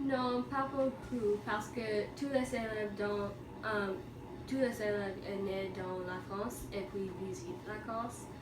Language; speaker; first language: French; non-native, learner; English